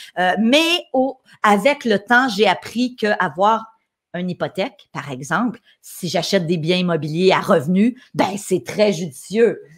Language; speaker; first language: French; native; French